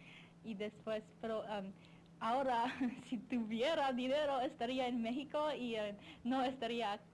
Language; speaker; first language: Spanish; non-native, learner; English